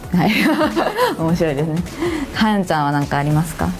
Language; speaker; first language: Japanese; native; Japanese